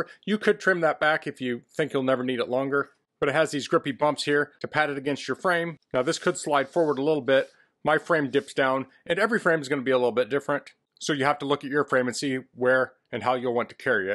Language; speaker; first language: English; native; English